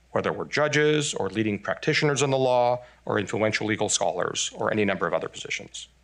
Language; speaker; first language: English; non-native, fluent; Chinese